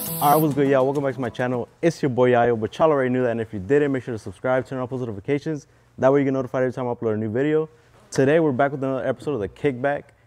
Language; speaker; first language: English; native; English